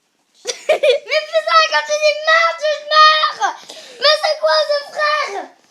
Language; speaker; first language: French; native; French